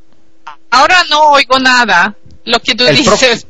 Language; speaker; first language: Spanish; non-native, learner; Swedish